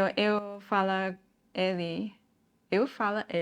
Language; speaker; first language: Portuguese; non-native, learner; Japanese